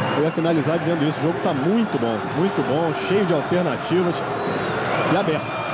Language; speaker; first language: Portuguese; native; Portuguese